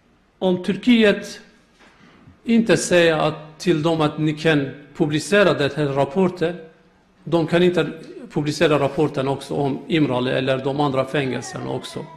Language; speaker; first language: Swedish; non-native, learner; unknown